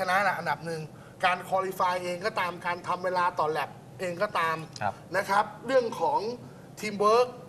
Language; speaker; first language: Thai; native; Thai